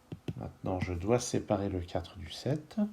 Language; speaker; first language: French; native; French